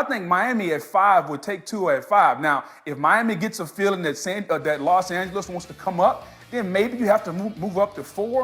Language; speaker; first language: English; native; English